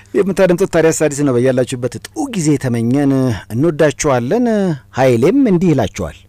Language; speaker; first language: Amharic; native; Amharic